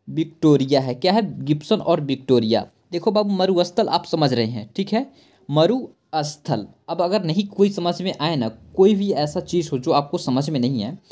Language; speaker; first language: Hindi; native; Hindi